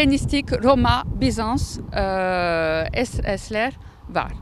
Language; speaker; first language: Turkish; non-native, learner; French